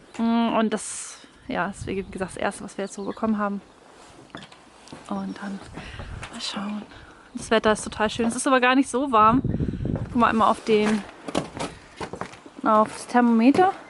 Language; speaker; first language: German; native; German